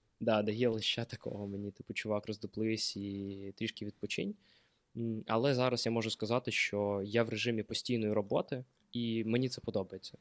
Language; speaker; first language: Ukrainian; non-native, local second language; Russian